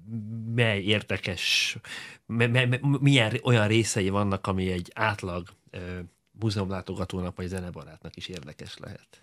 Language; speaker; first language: Hungarian; native; Hungarian